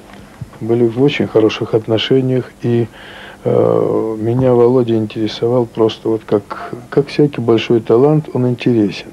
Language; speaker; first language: Russian; native; Russian